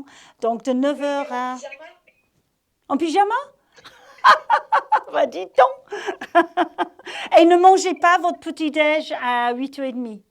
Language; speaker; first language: French; native; French